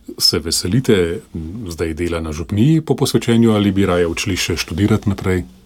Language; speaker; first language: Slovenian; native; Slovenian